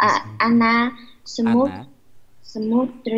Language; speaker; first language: Russian; non-native, learner; Vietnamese